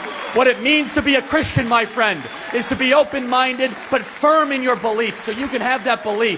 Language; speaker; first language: English; native; English